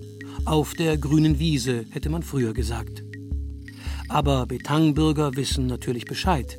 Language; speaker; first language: German; native; German